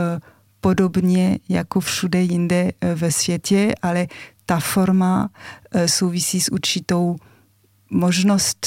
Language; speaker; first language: Czech; non-native, fluent; French